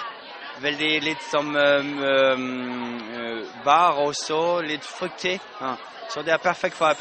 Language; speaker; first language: Norwegian; non-native, fluent; French